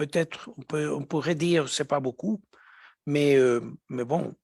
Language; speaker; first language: French; non-native, fluent; Spanish